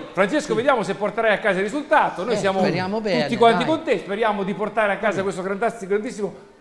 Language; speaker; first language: Italian; native; Italian